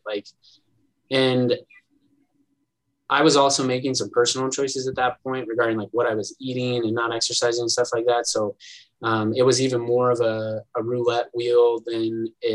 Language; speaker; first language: English; native; English